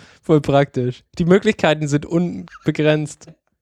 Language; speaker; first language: German; native; German